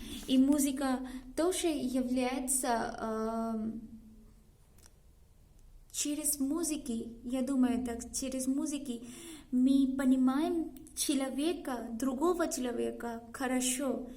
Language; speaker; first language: Russian; non-native, learner; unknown